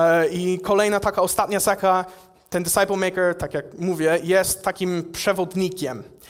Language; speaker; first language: Polish; non-native, fluent; English